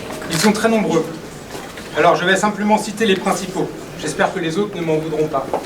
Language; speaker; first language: French; native; French